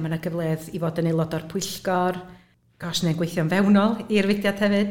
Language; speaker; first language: Welsh; native; Welsh